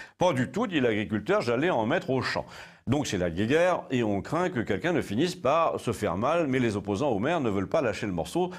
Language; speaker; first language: French; native; French